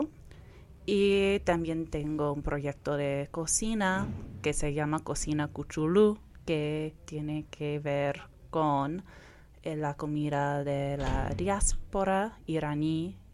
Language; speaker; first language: Spanish; non-native, fluent; English